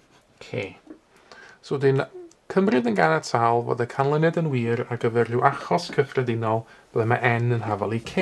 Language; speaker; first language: Welsh; native; Welsh